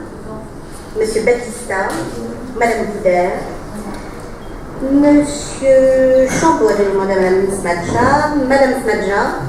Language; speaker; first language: French; native; French